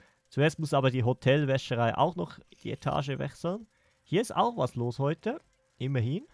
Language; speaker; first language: German; native; German